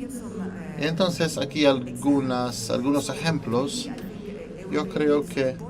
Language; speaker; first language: Spanish; non-native, fluent; Italian